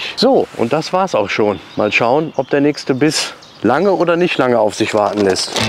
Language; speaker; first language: German; native; German